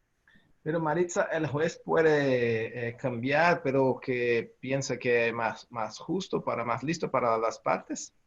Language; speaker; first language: Spanish; non-native, learner; Portuguese